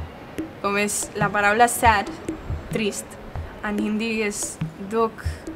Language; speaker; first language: Catalan; non-native, local second language; Hindi